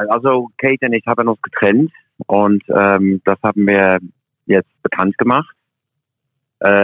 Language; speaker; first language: German; non-native, fluent; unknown